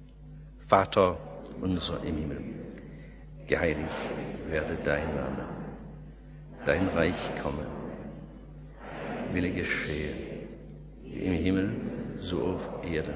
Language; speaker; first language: German; native; German